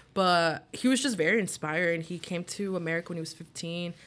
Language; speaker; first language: English; native; English